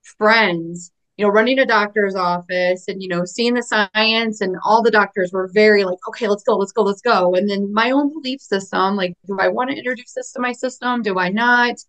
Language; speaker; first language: English; native; English